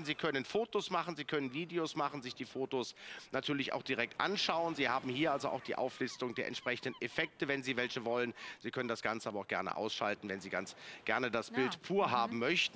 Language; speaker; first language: German; native; German